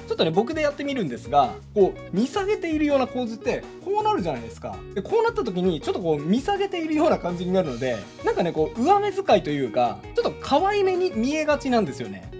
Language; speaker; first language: Japanese; native; Japanese